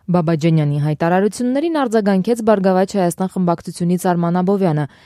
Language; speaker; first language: Armenian; native; Armenian